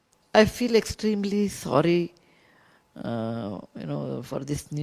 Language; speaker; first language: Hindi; non-native, local second language; Kannada